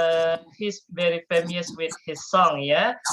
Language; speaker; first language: English; non-native, fluent; Indonesian